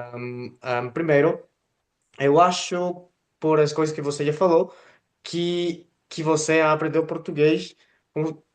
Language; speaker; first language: Portuguese; non-native, fluent; Spanish